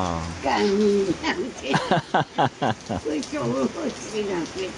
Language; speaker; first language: Chinese; non-native, local second language; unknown